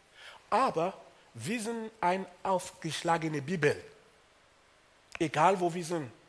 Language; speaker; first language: German; non-native, fluent; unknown